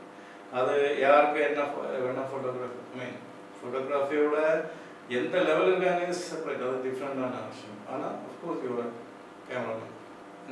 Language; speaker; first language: Tamil; non-native, local second language; Malayalam